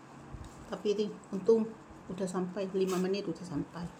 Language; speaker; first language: Indonesian; non-native, local second language; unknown